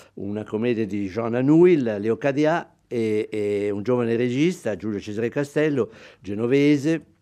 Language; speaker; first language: Italian; native; Italian